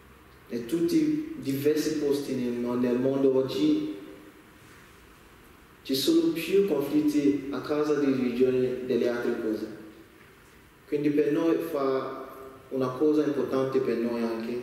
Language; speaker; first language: Italian; non-native, learner; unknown